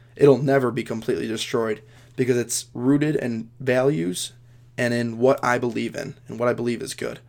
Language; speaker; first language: English; native; English